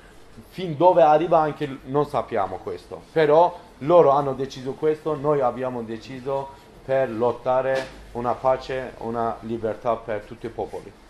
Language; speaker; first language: Italian; non-native, learner; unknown